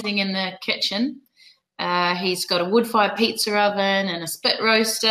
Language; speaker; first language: English; native; English